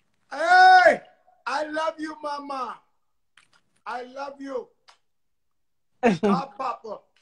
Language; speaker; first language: English; early bilingual, other home language; Spanish